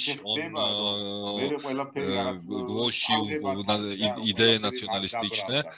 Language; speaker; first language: Polish; non-native, fluent; Georgian